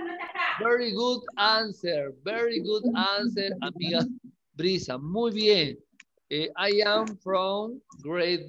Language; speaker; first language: English; non-native, learner; Spanish